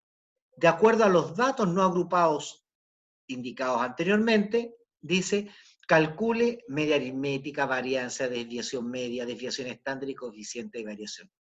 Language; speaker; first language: Spanish; native; Spanish